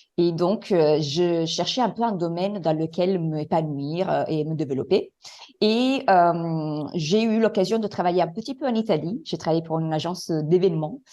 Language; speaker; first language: French; non-native, fluent; Italian